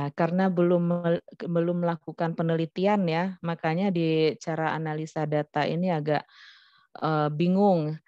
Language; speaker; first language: Indonesian; non-native, local second language; Minangkabau